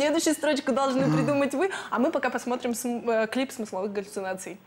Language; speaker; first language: Russian; native; Russian